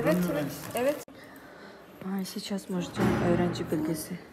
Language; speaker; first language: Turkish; non-native, learner; Russian